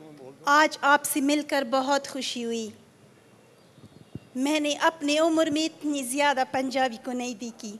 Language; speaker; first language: Hindi; non-native, learner; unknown